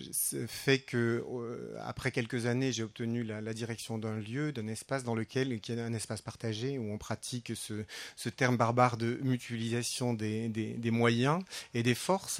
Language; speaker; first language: French; native; French